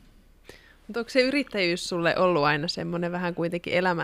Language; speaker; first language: Finnish; native; Finnish